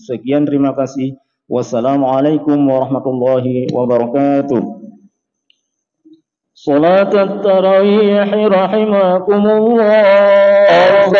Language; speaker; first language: Indonesian; non-native, local second language; Achinese